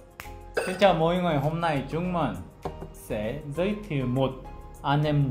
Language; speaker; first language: Vietnamese; non-native, fluent; Korean